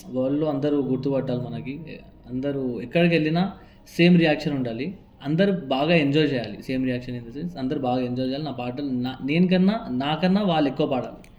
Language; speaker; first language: Telugu; non-native, local second language; Urdu